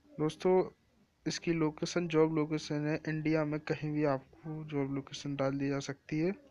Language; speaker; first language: Hindi; native; Hindi